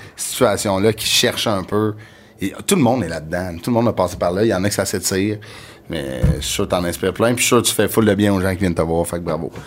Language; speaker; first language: French; native; French